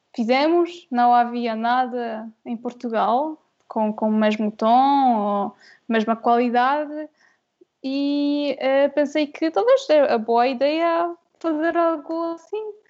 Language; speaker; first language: Portuguese; non-native, fluent; Polish